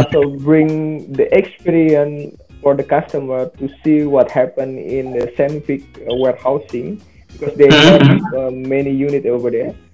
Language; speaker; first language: English; non-native, learner; Indonesian